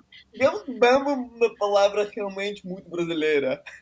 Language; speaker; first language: Portuguese; non-native, fluent; Italian